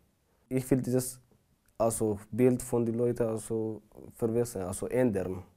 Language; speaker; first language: German; non-native, learner; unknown